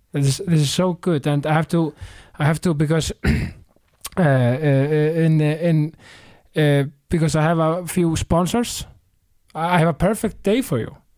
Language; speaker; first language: English; non-native, fluent; Icelandic